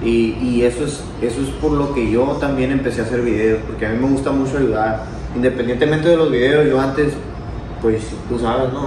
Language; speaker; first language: Spanish; native; Spanish